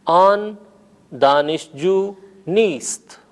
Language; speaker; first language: Persian; non-native, fluent; Urdu